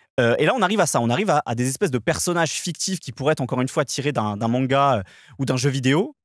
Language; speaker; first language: French; native; French